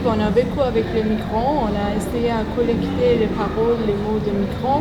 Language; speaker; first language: French; non-native, fluent; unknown